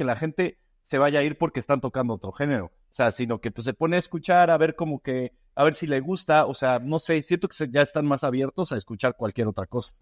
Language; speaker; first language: Spanish; native; Spanish